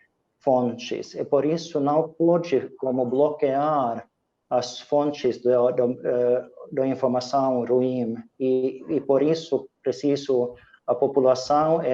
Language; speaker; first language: Portuguese; non-native, fluent; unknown